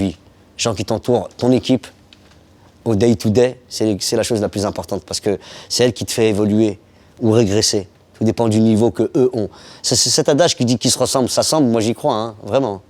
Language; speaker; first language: French; early bilingual, other home language; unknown